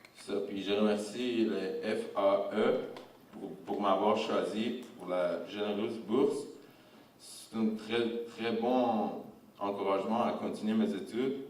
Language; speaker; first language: French; non-native, fluent; Persian